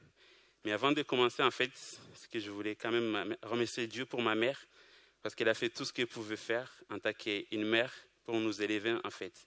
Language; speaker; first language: French; non-native, local second language; Kinyarwanda